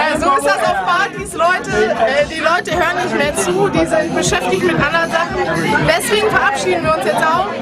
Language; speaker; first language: German; native; German